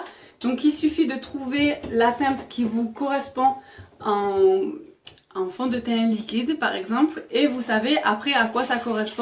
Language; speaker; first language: French; native; French